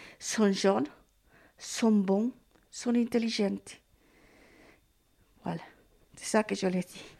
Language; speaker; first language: French; non-native, learner; Spanish